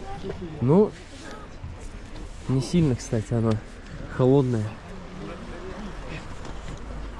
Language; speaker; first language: Russian; native; Russian